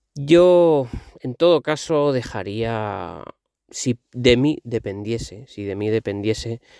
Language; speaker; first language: Spanish; non-native, local second language; Catalan